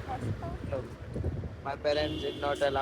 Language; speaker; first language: English; non-native, learner; Hindi